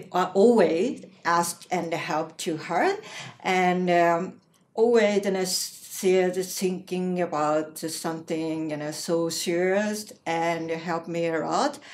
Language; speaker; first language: English; non-native, learner; Japanese